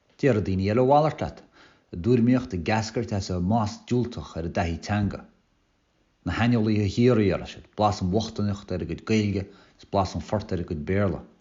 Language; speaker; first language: Irish; native; Irish